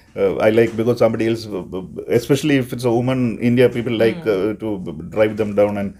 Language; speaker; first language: English; non-native, local second language; Malayalam